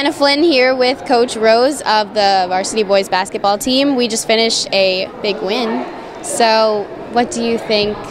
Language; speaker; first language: English; native; English